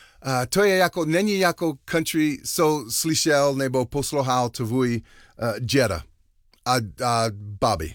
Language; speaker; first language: Czech; non-native, learner; English